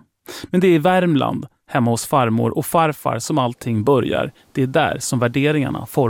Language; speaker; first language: Swedish; native; Swedish